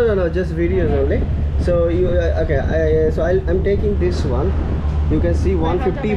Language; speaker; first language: English; non-native, local second language; Hindi